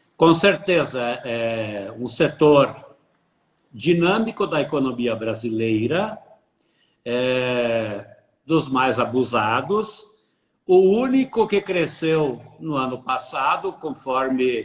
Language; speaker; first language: Portuguese; native; Portuguese